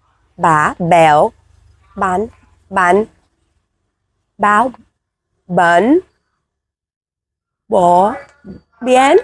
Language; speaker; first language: Vietnamese; non-native, learner; English